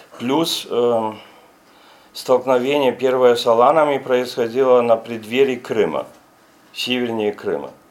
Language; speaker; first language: Russian; non-native, fluent; German